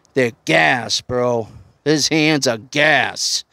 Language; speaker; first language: English; native; English